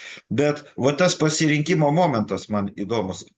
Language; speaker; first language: Lithuanian; native; Lithuanian